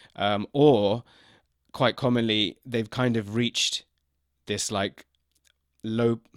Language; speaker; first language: English; native; English